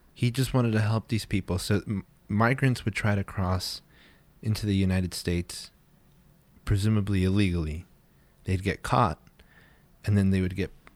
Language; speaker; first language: English; early bilingual, other home language; Spanish